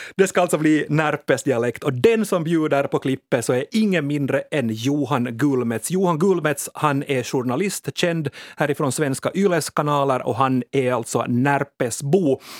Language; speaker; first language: Swedish; native; Swedish